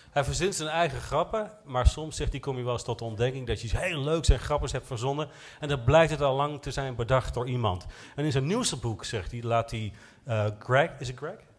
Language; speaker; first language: Dutch; native; Dutch